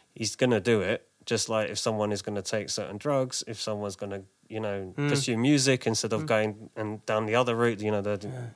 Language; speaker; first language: English; native; English